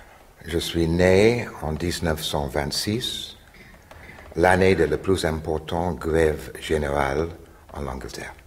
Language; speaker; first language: French; non-native, fluent; English